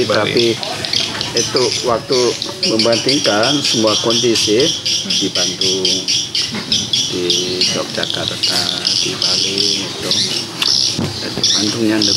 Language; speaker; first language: Indonesian; non-native, learner; Korean